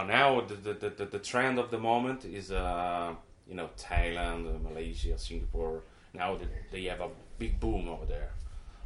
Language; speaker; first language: English; non-native, fluent; Italian